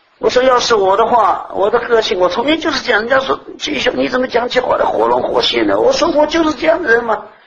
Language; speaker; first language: Chinese; early bilingual, heritage; Chinese